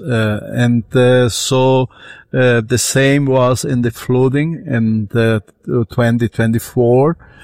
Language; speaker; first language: English; non-native, fluent; Portuguese